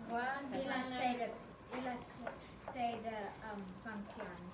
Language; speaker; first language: French; non-native, learner; English